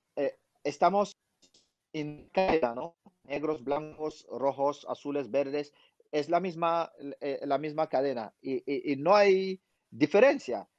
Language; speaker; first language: Spanish; non-native, fluent; French